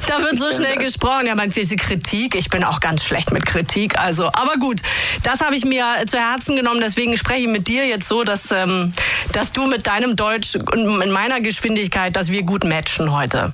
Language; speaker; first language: German; native; German